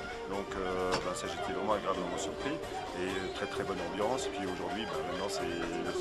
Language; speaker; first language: French; native; French